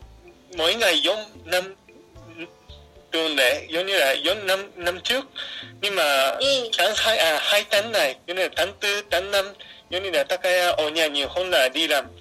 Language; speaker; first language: Vietnamese; non-native, fluent; Japanese